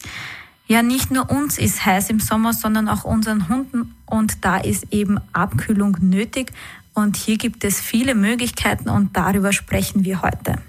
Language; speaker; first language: German; native; German